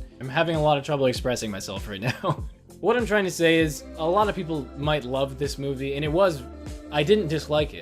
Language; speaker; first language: English; native; English